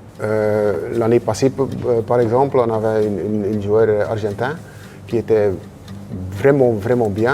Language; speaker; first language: French; non-native, local second language; Dutch